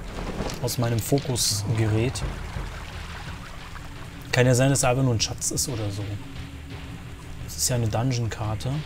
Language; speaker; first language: German; native; German